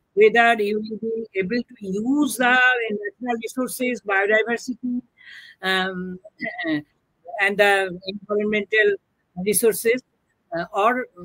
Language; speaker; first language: English; non-native, local second language; Bangla